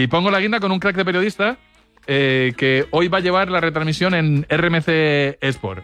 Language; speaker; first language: Spanish; native; Spanish